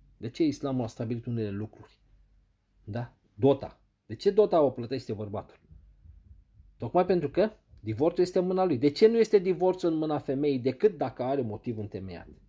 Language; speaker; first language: Romanian; non-native, fluent; Arabic